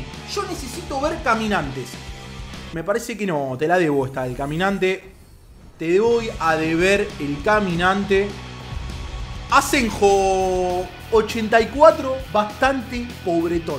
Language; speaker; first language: Spanish; native; Spanish